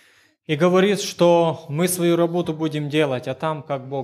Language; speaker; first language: Polish; non-native, learner; Ukrainian